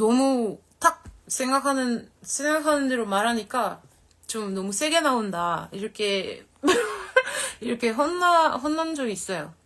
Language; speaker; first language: Korean; non-native, fluent; French